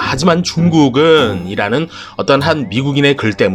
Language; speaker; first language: Korean; native; Korean